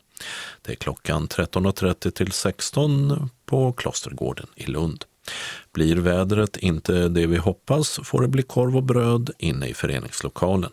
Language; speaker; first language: Swedish; native; Swedish